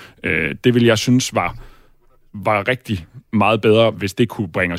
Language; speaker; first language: Danish; native; Danish